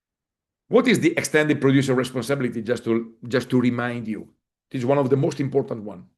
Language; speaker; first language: English; non-native, fluent; Italian